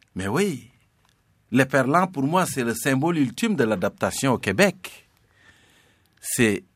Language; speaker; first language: French; non-native, local second language; Serer